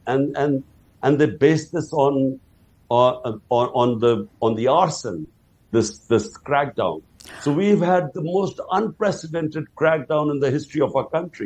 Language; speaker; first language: English; non-native, local second language; Urdu